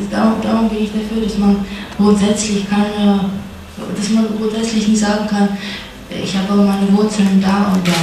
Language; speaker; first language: German; non-native, fluent; Russian